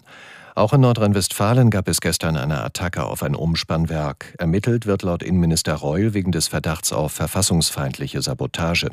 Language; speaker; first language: German; native; German